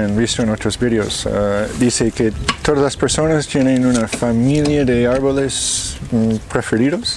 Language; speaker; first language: Spanish; non-native, fluent; English